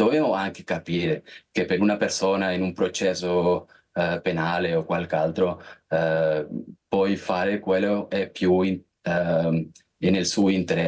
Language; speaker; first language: Italian; non-native, fluent; Spanish